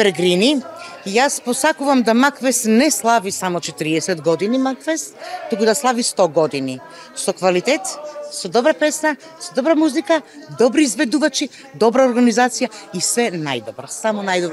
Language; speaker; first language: Macedonian; native; Macedonian